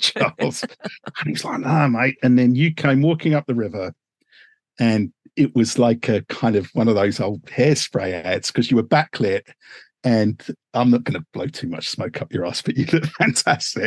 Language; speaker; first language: English; native; English